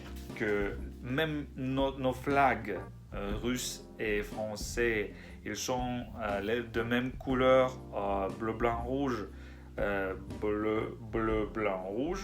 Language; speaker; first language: French; non-native, learner; Russian